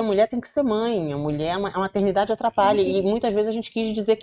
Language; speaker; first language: Portuguese; native; Portuguese